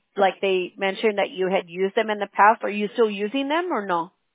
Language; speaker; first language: English; early bilingual, other home language; Spanish